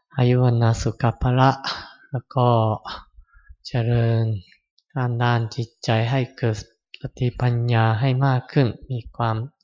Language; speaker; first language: Thai; non-native, fluent; Japanese